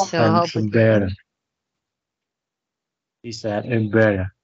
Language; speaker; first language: English; non-native, learner; Vietnamese